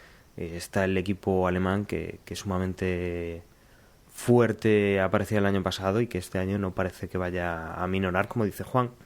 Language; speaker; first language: Spanish; native; Spanish